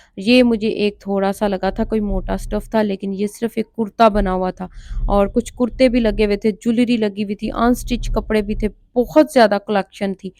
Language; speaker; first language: Urdu; non-native, local second language; Punjabi